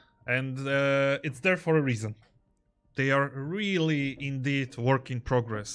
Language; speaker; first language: English; non-native, fluent; Polish